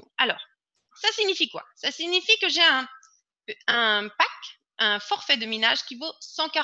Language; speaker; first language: French; native; French